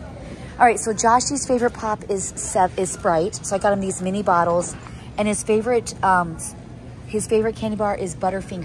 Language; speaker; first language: English; native; English